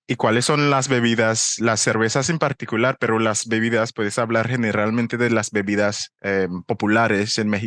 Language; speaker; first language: Spanish; non-native, fluent; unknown